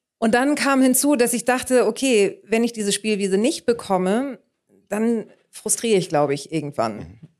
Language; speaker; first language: German; early bilingual, other home language; Greek